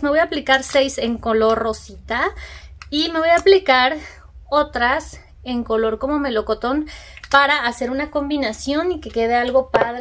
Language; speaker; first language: Spanish; native; Spanish